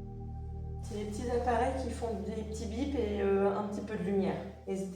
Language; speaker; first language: French; native; French